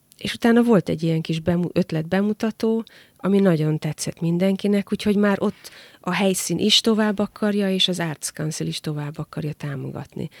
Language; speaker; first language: Hungarian; native; Hungarian